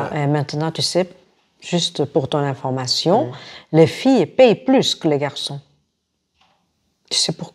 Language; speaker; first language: French; non-native, fluent; Korean